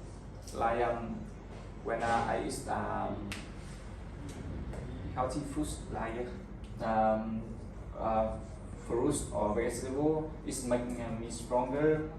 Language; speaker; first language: English; non-native, learner; Vietnamese